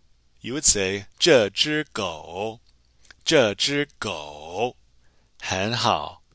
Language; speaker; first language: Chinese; non-native, fluent; English